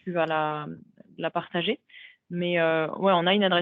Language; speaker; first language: French; native; French